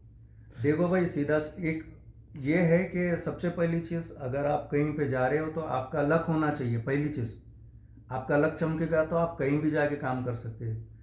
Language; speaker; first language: Hindi; native; Hindi